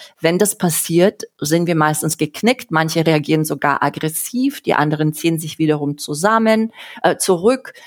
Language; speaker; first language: German; non-native, fluent; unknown